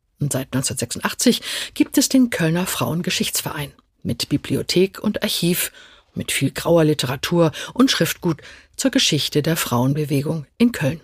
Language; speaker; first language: German; native; German